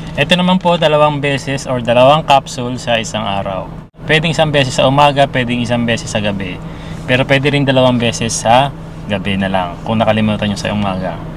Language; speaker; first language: Filipino; native; Filipino